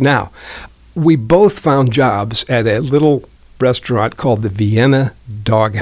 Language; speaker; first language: English; native; English